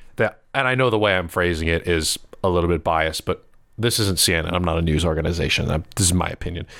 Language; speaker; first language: English; early bilingual, other home language; Filipino